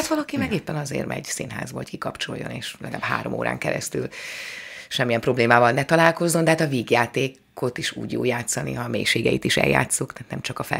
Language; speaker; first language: Hungarian; native; Hungarian